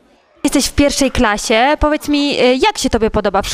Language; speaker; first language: Polish; native; Polish